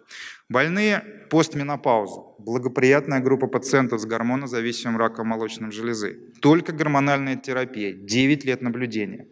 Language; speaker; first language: Russian; native; Russian